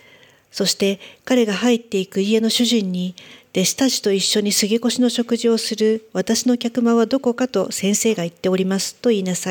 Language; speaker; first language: Japanese; native; Japanese